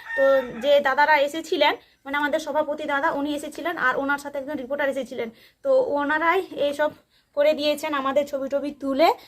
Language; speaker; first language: Bangla; non-native, local second language; Santali